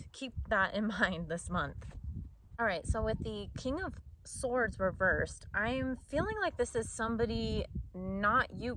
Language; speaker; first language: English; native; English